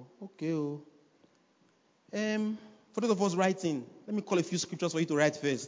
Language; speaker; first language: English; non-native, local second language; Yoruba